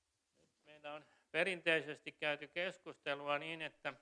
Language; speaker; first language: Finnish; native; Finnish